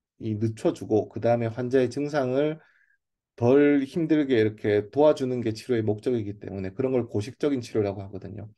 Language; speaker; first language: Korean; native; Korean